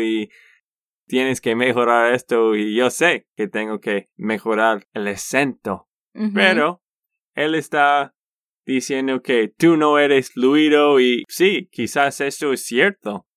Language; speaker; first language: Spanish; non-native, learner; English